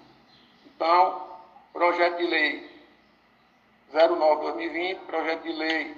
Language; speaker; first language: Portuguese; native; Portuguese